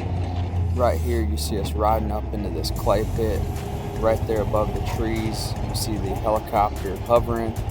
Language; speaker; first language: English; native; English